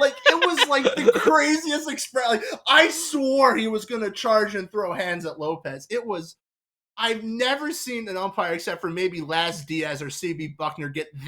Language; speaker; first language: English; native; English